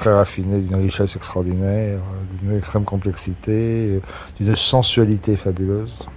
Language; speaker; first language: French; native; French